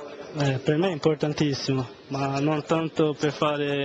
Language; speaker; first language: Italian; non-native, learner; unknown